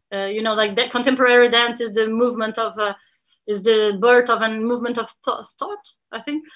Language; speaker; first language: English; non-native, fluent; Portuguese